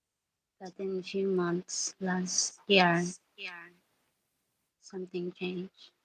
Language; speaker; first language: English; non-native, local second language; Filipino